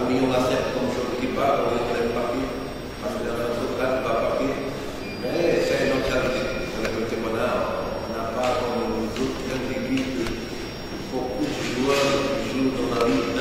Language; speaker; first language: French; non-native, learner; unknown